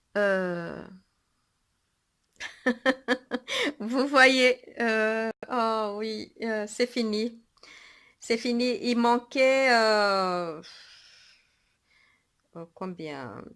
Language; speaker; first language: French; non-native, fluent; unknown